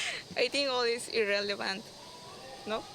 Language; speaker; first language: English; non-native, learner; Spanish